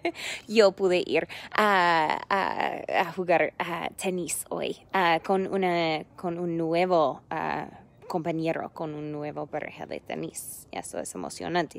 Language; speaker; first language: Spanish; non-native, fluent; English